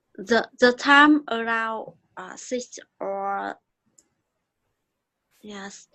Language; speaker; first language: English; non-native, learner; Vietnamese